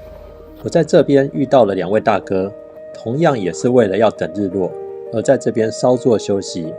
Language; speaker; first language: Chinese; native; Chinese